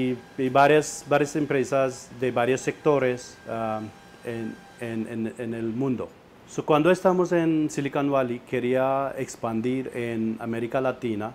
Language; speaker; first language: Spanish; non-native, fluent; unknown